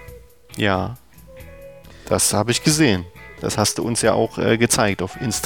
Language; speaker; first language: German; native; German